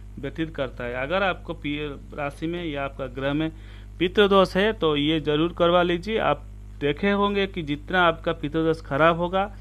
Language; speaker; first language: Hindi; non-native, local second language; Odia